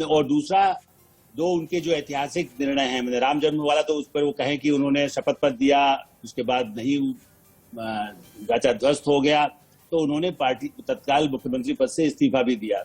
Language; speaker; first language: Hindi; native; Hindi